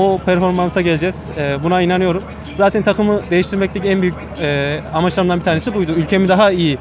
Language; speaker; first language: Turkish; native; Turkish